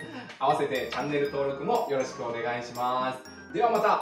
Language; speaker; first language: Japanese; native; Japanese